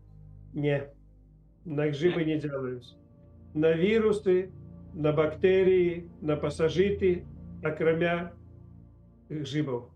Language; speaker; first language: Polish; non-native, learner; Russian